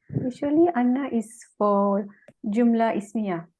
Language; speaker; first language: English; non-native, local second language; Malay